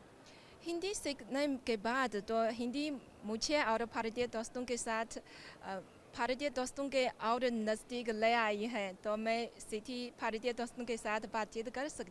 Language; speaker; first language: Hindi; non-native, fluent; Chinese